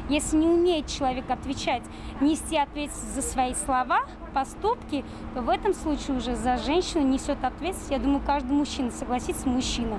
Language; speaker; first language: Russian; non-native, fluent; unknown